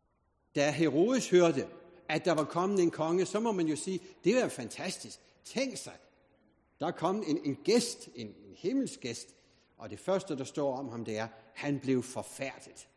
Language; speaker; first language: Danish; native; Danish